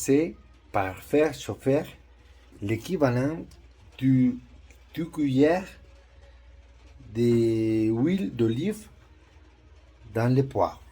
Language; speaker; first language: French; non-native, learner; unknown